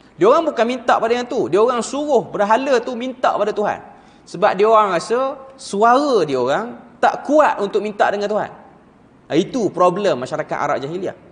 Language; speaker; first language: Malay; native; Malay